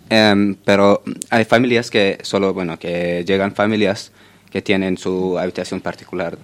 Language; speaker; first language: Spanish; non-native, fluent; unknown